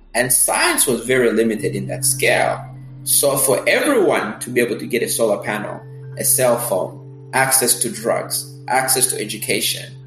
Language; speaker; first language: English; early bilingual, other home language; Kinyarwanda